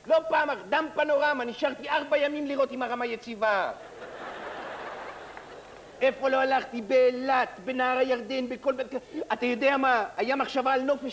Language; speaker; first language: Hebrew; native; Hebrew